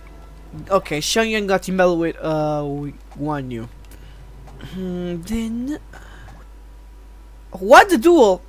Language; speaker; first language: English; non-native, fluent; Italian